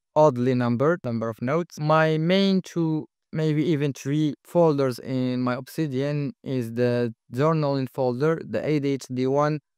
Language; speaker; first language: English; non-native, fluent; Arabic